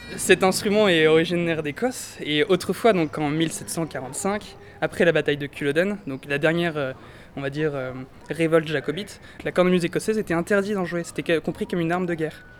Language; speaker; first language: French; native; French